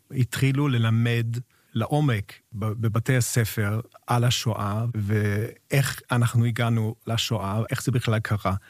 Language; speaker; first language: Hebrew; non-native, fluent; German